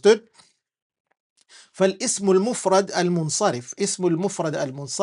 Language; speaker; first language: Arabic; non-native, fluent; English